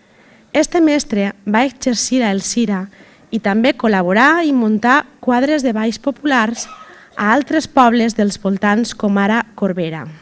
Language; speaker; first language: Catalan; native; Catalan